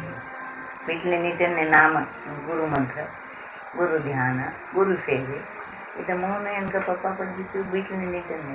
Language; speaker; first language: Malayalam; non-native, local second language; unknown